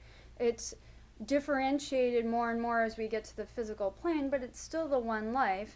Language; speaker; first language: English; native; English